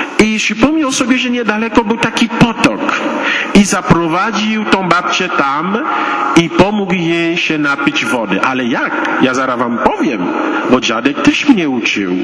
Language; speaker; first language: Polish; non-native, fluent; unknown